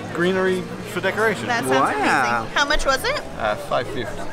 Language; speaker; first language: English; native; English